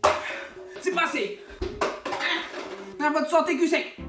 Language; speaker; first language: French; native; French